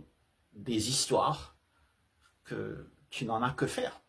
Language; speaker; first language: French; native; French